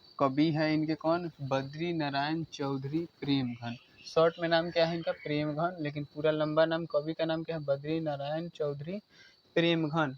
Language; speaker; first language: Hindi; native; Hindi